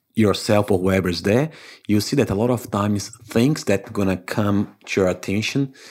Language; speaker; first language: English; non-native, fluent; Portuguese